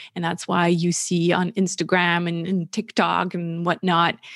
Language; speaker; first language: English; non-native, fluent; German